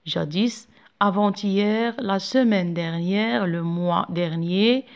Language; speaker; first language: French; non-native, local second language; Arabic